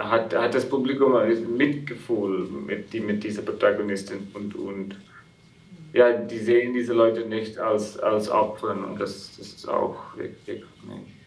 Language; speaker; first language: German; non-native, fluent; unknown